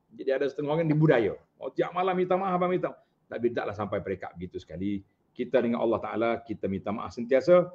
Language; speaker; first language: Malay; native; Malay